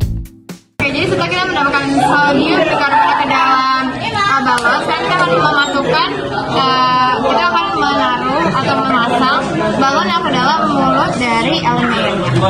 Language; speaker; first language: Indonesian; native; Indonesian